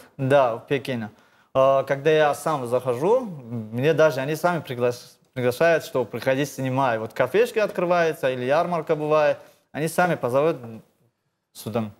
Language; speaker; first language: Russian; non-native, learner; Tajik